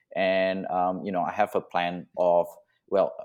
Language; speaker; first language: English; non-native, fluent; Indonesian